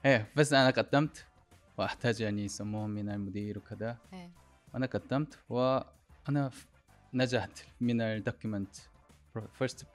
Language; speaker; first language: Arabic; non-native, learner; Korean